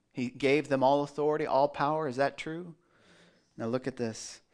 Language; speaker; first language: English; native; English